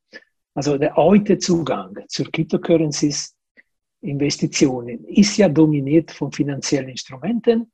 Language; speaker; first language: German; non-native, fluent; Italian